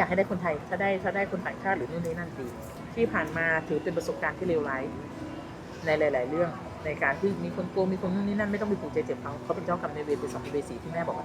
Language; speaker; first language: Thai; native; Thai